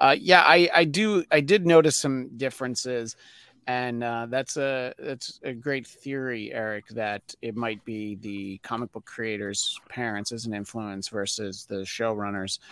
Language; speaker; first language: English; native; English